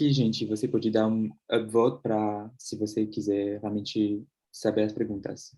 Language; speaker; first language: Portuguese; non-native, fluent; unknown